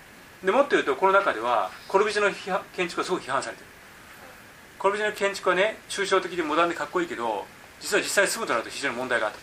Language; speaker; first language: Japanese; native; Japanese